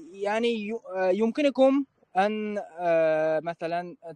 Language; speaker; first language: Arabic; non-native, fluent; Uzbek